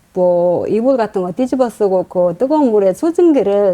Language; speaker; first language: Korean; non-native, fluent; Mongolian